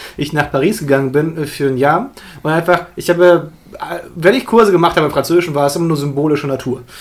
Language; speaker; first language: German; early bilingual, other home language; Russian